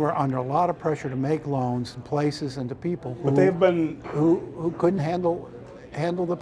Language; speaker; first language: English; native; English